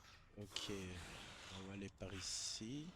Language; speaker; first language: French; native; French